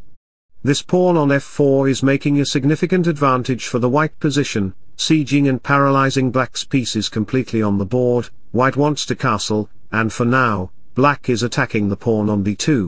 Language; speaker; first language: English; non-native, local second language; Hindi